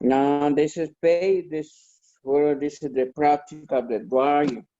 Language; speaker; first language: English; non-native, learner; Spanish